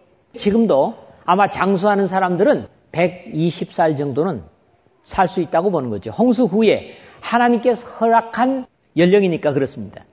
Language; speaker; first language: Korean; native; Korean